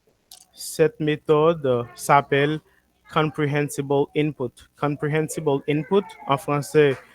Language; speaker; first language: French; non-native, local second language; Haitian Creole